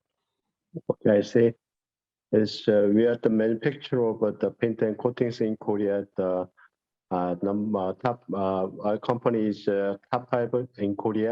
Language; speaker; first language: English; non-native, learner; Korean